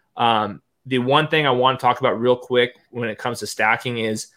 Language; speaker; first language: English; native; English